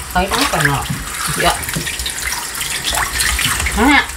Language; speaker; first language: Japanese; native; Japanese